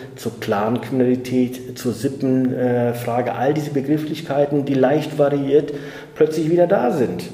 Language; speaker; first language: German; native; German